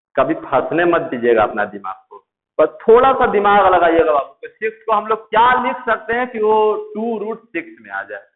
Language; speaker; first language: Hindi; native; Hindi